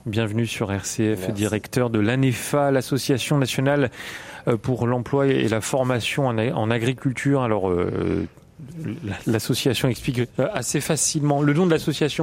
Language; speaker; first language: French; native; French